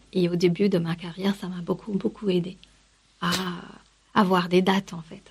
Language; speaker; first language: French; non-native, fluent; Kannada